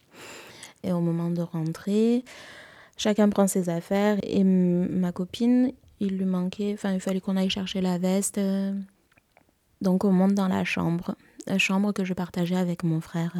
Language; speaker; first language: French; native; French